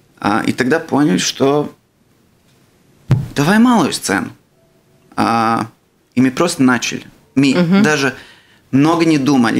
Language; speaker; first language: Russian; non-native, local second language; Latvian